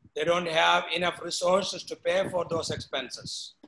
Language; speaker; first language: English; non-native, local second language; Malayalam